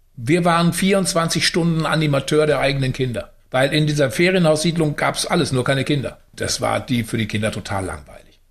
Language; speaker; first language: German; native; German